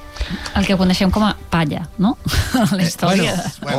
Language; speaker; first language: Catalan; native; Catalan